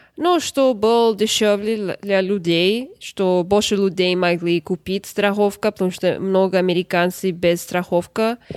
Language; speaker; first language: Russian; early bilingual, heritage; Russian